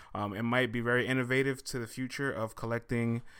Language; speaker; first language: English; native; English